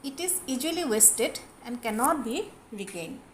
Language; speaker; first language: English; non-native, local second language; Assamese